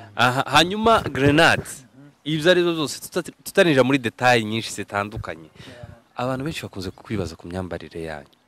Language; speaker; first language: Kinyarwanda; native; Kinyarwanda